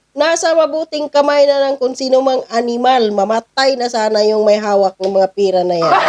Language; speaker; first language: Filipino; non-native, local second language; Cebuano